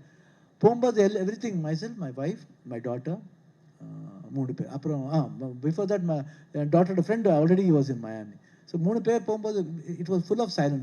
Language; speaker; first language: Tamil; non-native, local second language; Kannada